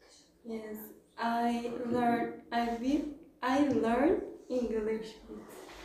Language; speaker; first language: English; non-native, learner; Turkish